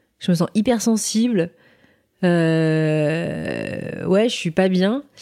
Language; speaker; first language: French; native; French